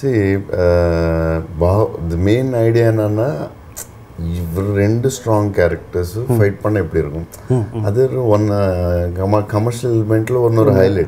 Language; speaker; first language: Tamil; non-native, learner; Telugu